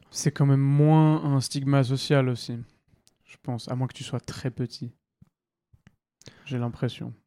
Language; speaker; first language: French; native; French